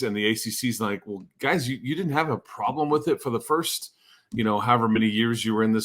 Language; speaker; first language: English; native; English